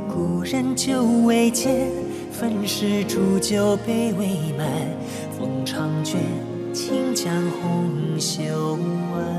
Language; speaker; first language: Chinese; native; Chinese